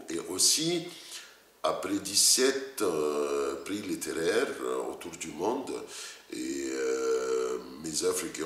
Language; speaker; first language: French; non-native, fluent; Arabic